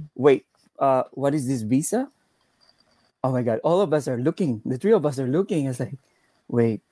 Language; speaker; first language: English; non-native, local second language; Cebuano